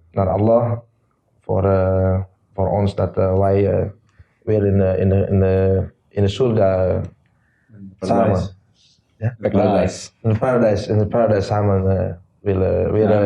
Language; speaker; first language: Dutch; non-native, learner; Indonesian